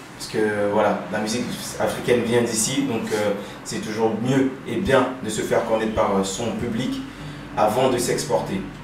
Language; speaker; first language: French; early bilingual, other home language; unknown